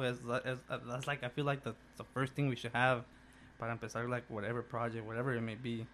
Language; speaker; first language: English; early bilingual, other home language; Spanish